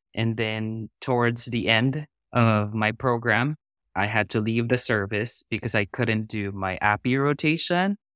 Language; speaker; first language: English; non-native, local second language; Filipino